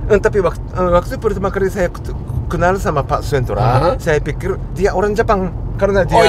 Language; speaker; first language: Indonesian; non-native, fluent; Japanese